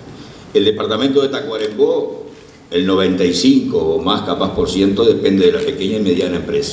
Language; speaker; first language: Spanish; native; Spanish